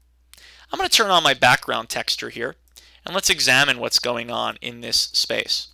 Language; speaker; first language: English; native; English